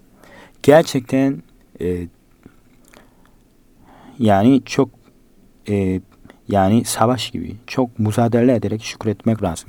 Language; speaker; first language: Turkish; non-native, fluent; Korean